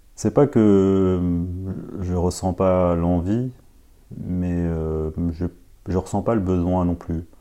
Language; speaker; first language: French; early bilingual, other home language; Khmer